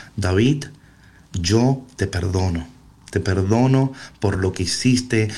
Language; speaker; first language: Spanish; early bilingual, heritage; Spanish